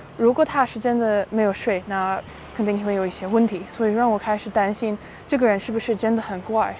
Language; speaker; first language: Chinese; early bilingual, heritage; Chinese